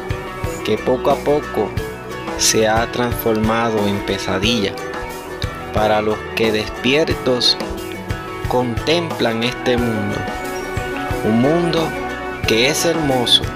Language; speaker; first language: Spanish; native; Spanish